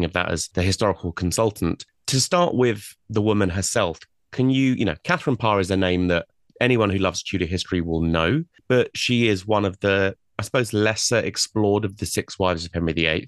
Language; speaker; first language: English; native; English